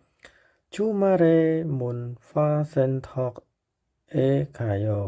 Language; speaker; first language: Korean; non-native, fluent; Khmer